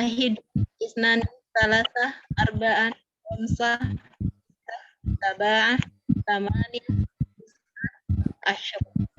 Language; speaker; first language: Arabic; non-native, learner; Indonesian